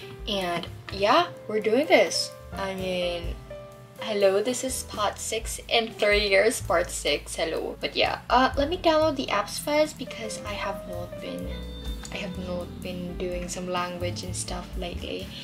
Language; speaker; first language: English; non-native, local second language; Filipino